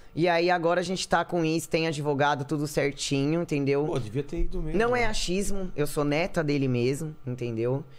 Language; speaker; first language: Portuguese; native; Portuguese